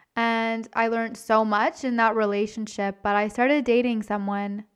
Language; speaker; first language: English; native; English